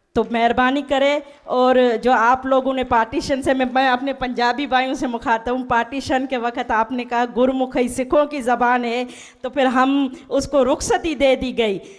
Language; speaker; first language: Urdu; non-native, local second language; Sindhi